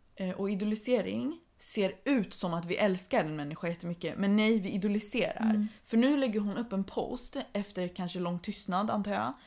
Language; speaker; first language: Swedish; early bilingual, other home language; Persian